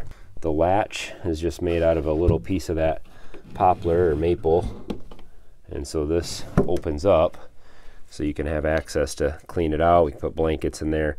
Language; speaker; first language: English; native; English